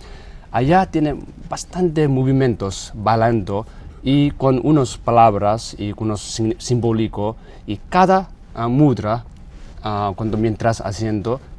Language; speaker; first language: Spanish; non-native, learner; Tibetan